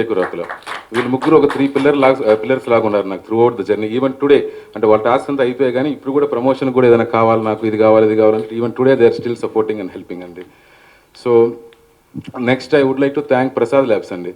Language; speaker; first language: Telugu; native; Telugu